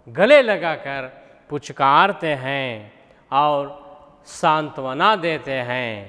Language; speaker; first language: Hindi; non-native, local second language; Kannada